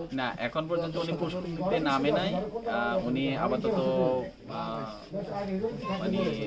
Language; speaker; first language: Bangla; native; Bangla